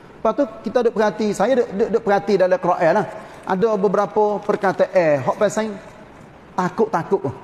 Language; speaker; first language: Malay; native; Malay